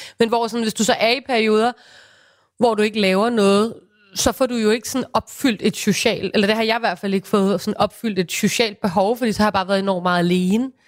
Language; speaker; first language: Danish; native; Danish